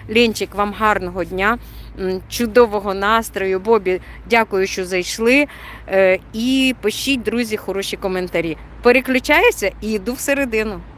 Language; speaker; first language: Ukrainian; native; Ukrainian